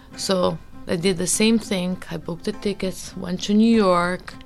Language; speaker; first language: English; early bilingual, other home language; Albanian